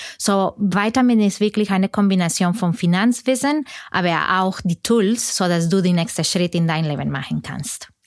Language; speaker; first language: German; non-native, fluent; Spanish